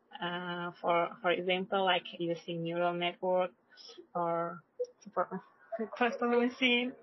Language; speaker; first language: English; non-native, learner; Indonesian